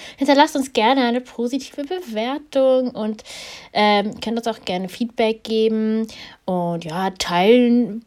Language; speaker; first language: German; early bilingual, other home language; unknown